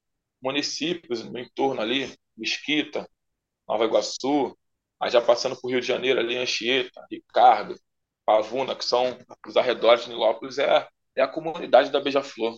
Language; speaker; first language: Portuguese; native; Portuguese